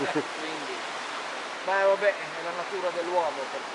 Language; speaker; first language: Italian; native; Italian